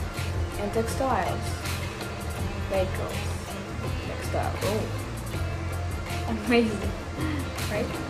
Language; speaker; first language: English; non-native, fluent; Urdu